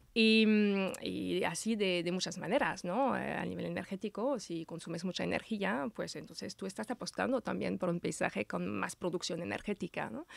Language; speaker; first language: Spanish; non-native, fluent; French